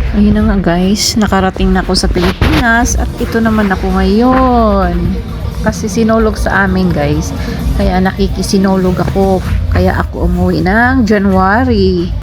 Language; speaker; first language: Filipino; non-native, local second language; Cebuano